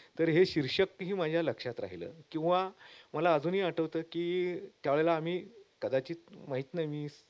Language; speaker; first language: Marathi; non-native, local second language; Kannada